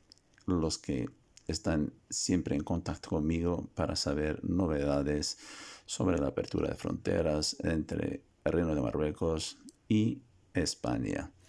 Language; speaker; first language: Spanish; non-native, fluent; Arabic